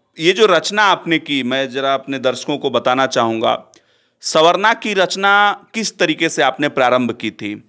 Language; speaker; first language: Hindi; native; Hindi